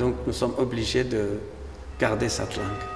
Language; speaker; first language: French; non-native, fluent; Aramaic